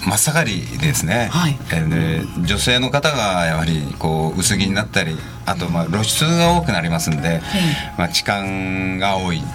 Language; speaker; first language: Japanese; native; Japanese